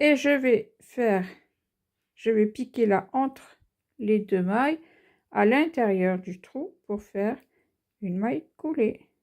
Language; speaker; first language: French; native; French